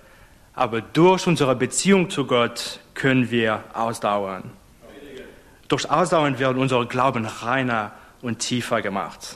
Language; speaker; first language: German; non-native, fluent; English